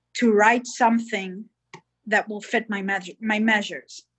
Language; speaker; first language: English; early bilingual, other home language; Hebrew